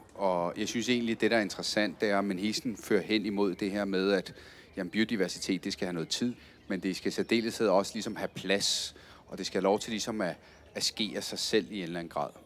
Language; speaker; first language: Danish; early bilingual, other home language; Italian